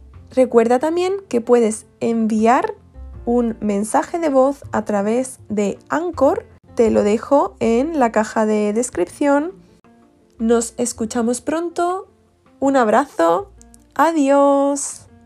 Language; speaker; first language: Spanish; native; Spanish